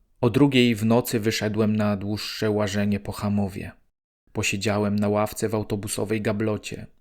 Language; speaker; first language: Polish; native; Polish